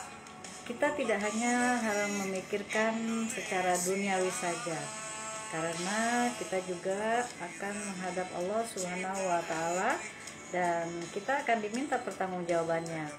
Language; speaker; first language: Indonesian; native; Indonesian